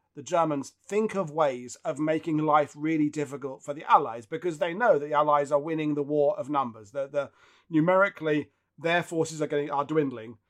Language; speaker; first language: English; native; English